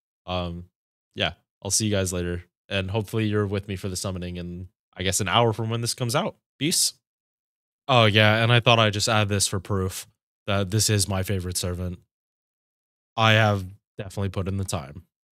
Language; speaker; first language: English; native; English